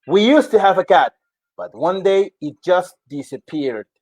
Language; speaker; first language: English; non-native, fluent; Spanish